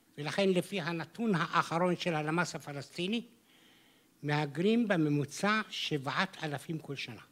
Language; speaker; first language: Hebrew; non-native, local second language; Arabic